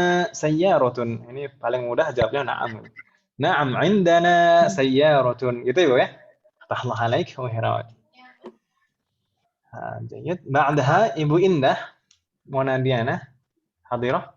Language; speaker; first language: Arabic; non-native, fluent; Indonesian